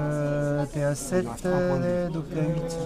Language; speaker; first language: French; native; French